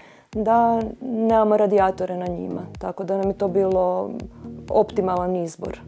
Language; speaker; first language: Croatian; native; Croatian